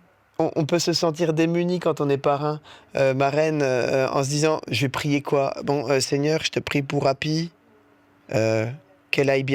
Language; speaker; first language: French; native; French